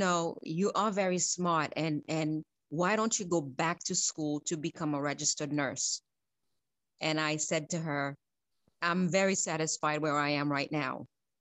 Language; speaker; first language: English; non-native, fluent; Haitian Creole